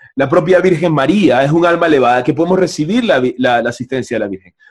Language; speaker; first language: Spanish; native; Spanish